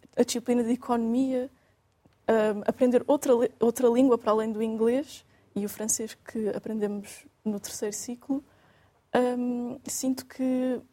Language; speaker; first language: Portuguese; native; Portuguese